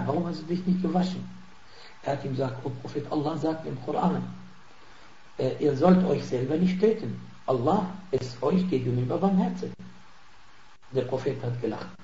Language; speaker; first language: German; non-native, fluent; Arabic